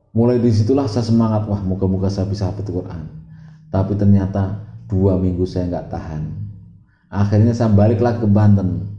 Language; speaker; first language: Indonesian; non-native, local second language; Javanese